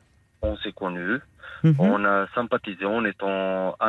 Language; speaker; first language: French; non-native, fluent; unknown